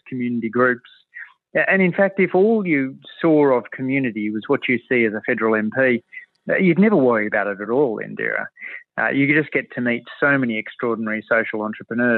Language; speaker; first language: English; native; English